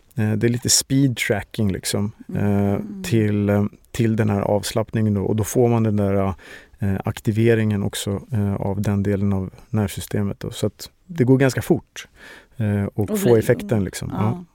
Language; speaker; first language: Swedish; native; Swedish